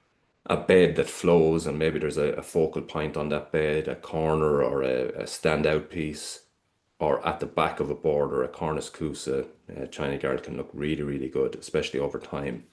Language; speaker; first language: English; native; English